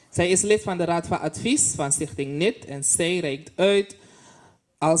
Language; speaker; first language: Dutch; native; Dutch